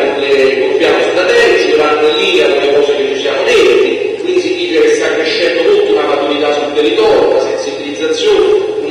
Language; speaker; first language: Italian; native; Italian